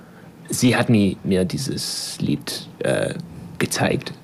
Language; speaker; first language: German; non-native, fluent; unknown